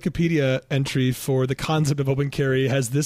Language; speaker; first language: English; native; English